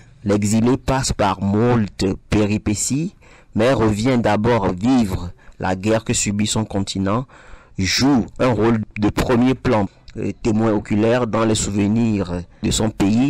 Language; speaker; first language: French; non-native, local second language; Ewe